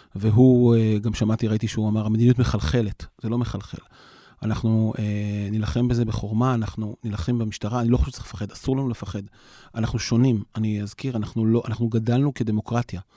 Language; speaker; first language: Hebrew; native; Hebrew